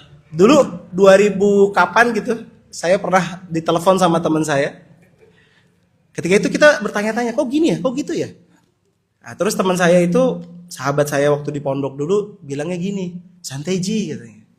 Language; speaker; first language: Indonesian; native; Indonesian